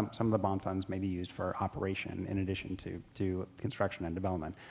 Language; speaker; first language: English; native; English